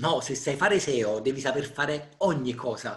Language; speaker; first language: Italian; native; Italian